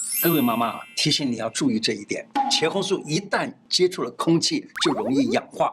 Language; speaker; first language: Chinese; native; Chinese